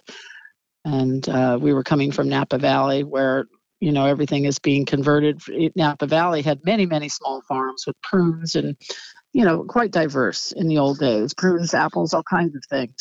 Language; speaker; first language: English; native; English